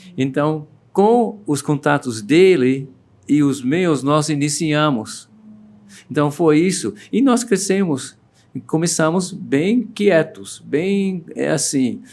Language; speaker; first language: Portuguese; non-native, fluent; English